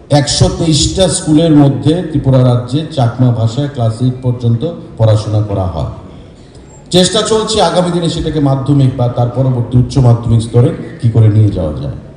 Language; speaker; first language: Bangla; native; Bangla